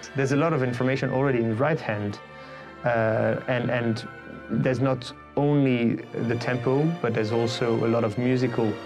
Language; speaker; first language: English; non-native, fluent; French